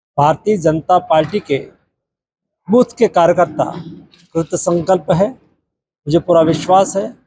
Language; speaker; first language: Hindi; non-native, local second language; Gujarati